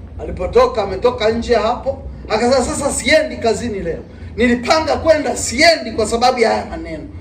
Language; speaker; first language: Swahili; native; Swahili